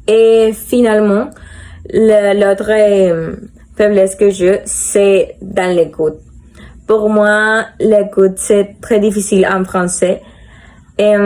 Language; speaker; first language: French; non-native, learner; Spanish